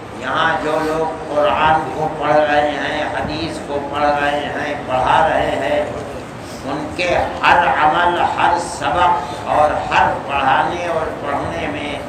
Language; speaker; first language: Urdu; native; Urdu